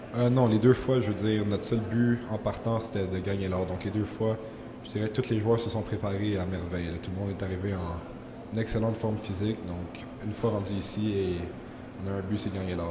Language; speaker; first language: French; early bilingual, heritage; French